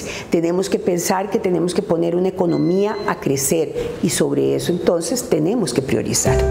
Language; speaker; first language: Spanish; native; Spanish